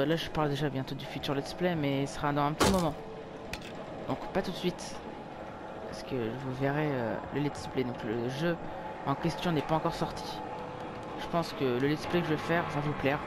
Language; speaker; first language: French; native; French